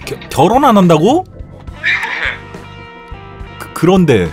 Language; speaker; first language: Korean; native; Korean